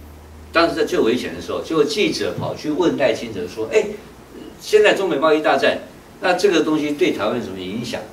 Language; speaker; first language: Chinese; native; Chinese